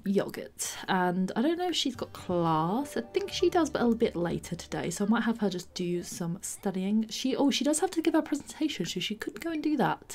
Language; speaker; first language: English; native; English